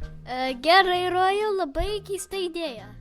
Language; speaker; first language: Lithuanian; early bilingual, heritage; Lithuanian